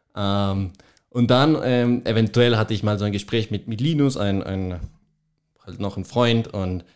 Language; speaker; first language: German; non-native, fluent; Spanish